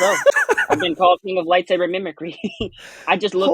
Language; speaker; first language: English; native; English